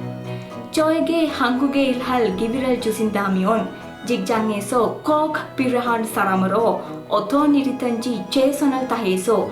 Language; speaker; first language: Korean; non-native, learner; Sinhala